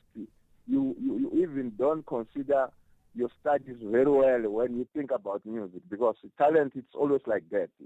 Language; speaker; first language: English; non-native, local second language; Tsonga